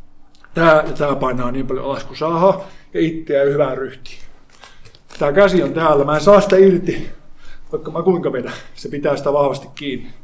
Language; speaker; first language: Finnish; native; Finnish